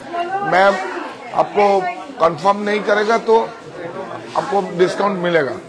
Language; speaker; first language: Hindi; non-native, local second language; Bangla